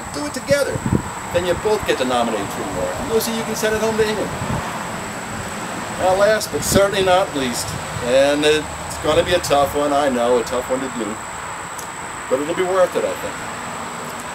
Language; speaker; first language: English; native; English